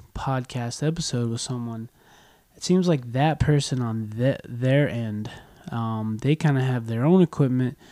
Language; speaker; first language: English; native; English